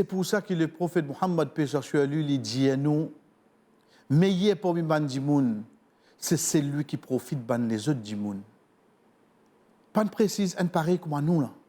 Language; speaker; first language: French; non-native, local second language; Morisyen